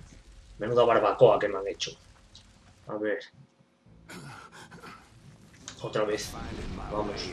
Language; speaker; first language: Spanish; native; Spanish